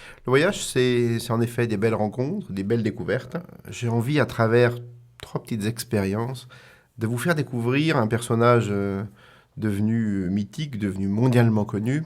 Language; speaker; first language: French; native; French